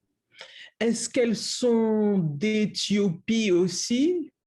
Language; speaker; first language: French; non-native, learner; English